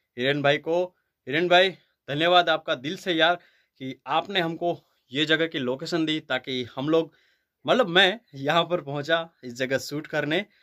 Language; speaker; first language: Hindi; non-native, local second language; Kachhi